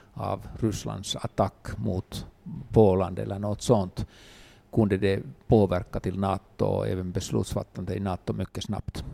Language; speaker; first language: Swedish; non-native, local second language; Finnish